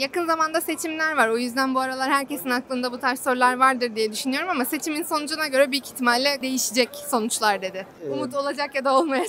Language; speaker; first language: Turkish; native; Turkish